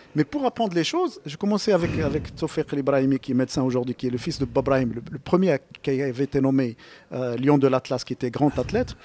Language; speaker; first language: French; non-native, local second language; Arabic